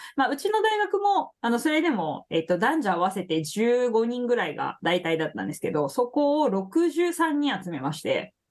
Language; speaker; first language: Japanese; native; Japanese